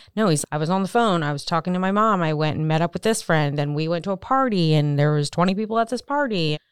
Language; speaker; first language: English; native; English